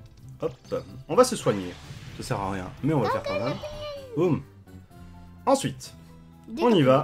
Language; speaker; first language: French; native; French